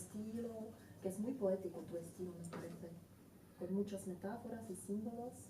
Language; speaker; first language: Spanish; non-native, fluent; Czech